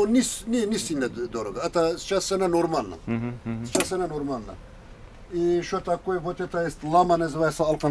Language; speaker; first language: Russian; non-native, learner; Turkish